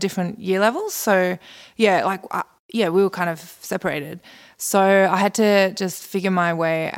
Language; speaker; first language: English; non-native, local second language; Korean